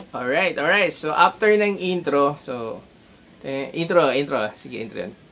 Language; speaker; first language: Filipino; non-native, local second language; Bikol